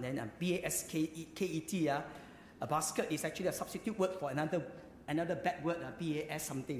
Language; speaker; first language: English; non-native, local second language; Chinese